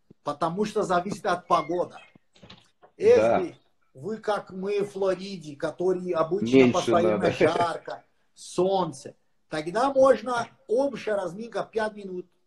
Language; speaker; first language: Russian; non-native, fluent; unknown